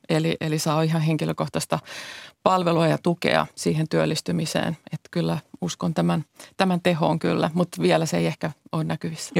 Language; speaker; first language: Finnish; native; Finnish